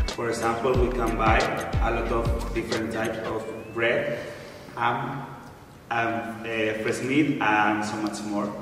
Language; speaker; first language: English; non-native, learner; Spanish